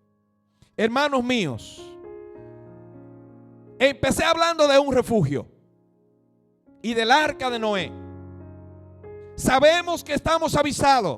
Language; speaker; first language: Spanish; native; Spanish